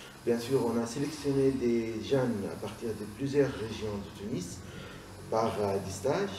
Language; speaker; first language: French; non-native, local second language; Arabic